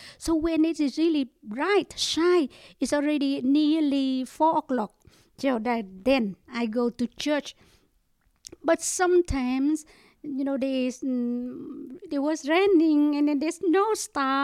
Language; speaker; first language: English; non-native, learner; Vietnamese